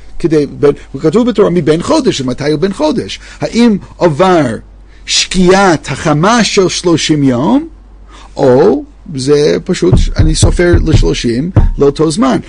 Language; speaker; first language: Hebrew; non-native, fluent; English